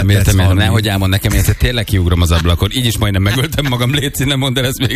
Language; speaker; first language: Hungarian; native; Hungarian